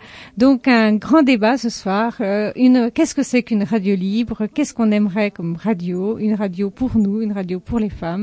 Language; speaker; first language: French; native; French